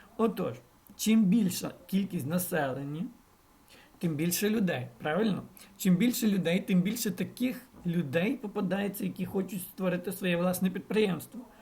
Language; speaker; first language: Ukrainian; non-native, local second language; Russian